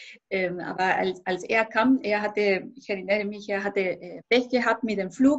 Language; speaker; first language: German; non-native, fluent; Spanish